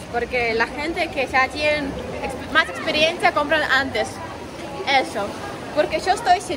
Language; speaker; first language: Spanish; non-native, fluent; Ukrainian